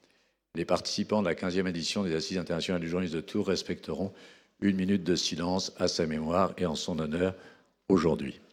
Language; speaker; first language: French; native; French